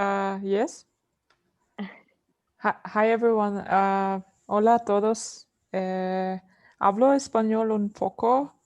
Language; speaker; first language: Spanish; non-native, learner; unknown